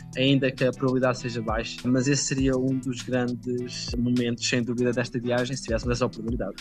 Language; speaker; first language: Portuguese; native; Portuguese